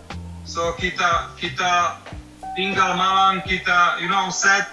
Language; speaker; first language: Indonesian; non-native, learner; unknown